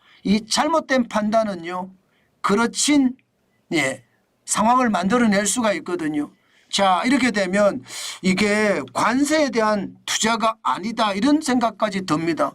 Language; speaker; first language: Korean; native; Korean